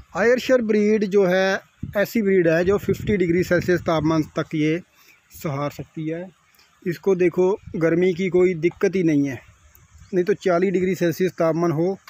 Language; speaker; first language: Hindi; non-native, local second language; Punjabi